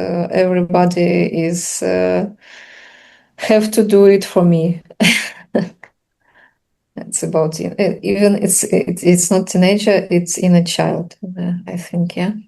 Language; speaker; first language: English; non-native, learner; Russian